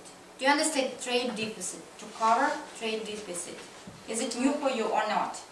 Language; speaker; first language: English; non-native, fluent; Russian